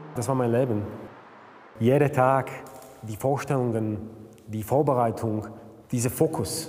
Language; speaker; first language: German; non-native, fluent; Slovak